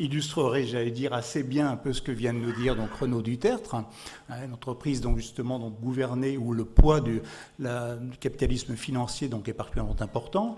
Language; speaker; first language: French; native; French